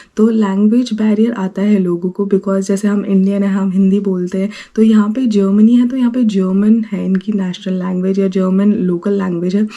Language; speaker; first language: Hindi; native; Hindi